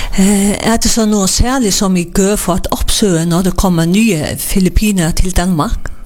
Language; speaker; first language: Danish; non-native, local second language; Faroese